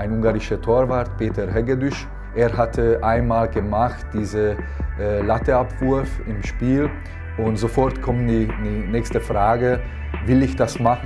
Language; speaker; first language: German; non-native, learner; Hungarian